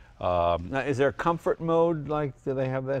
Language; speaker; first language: English; native; English